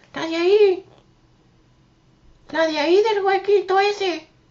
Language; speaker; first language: Spanish; native; Spanish